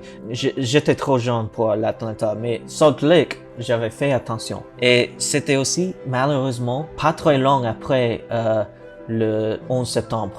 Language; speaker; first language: French; non-native, learner; English